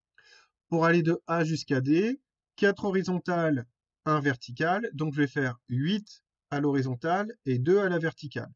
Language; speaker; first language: French; native; French